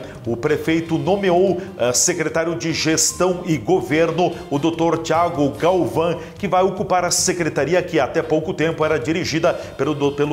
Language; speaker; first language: Portuguese; native; Portuguese